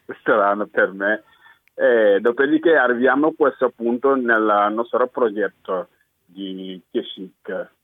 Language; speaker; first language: Italian; non-native, learner; Wolof